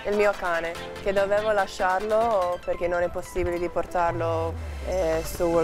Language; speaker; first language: Italian; non-native, learner; English